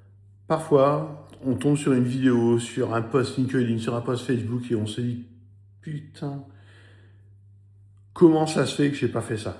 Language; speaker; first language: French; native; French